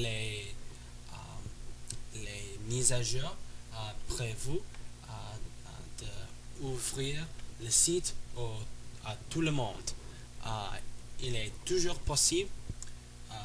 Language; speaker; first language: French; non-native, learner; English